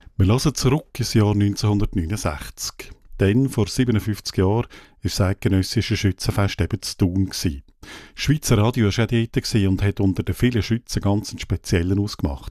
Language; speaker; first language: German; native; German